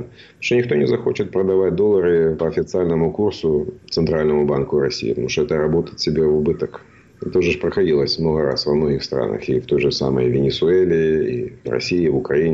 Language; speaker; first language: Russian; native; Russian